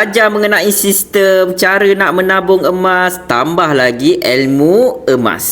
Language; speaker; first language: Malay; native; Malay